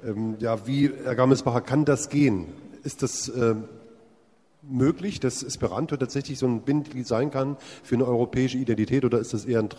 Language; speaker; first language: German; native; German